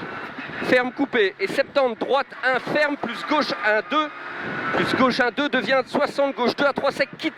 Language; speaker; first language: French; native; French